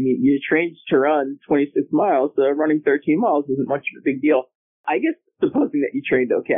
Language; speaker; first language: English; native; English